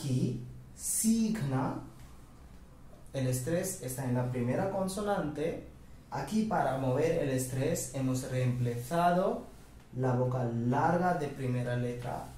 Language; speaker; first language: Spanish; non-native, fluent; Hindi